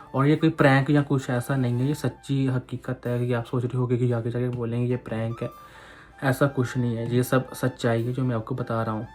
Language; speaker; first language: Hindi; non-native, local second language; Punjabi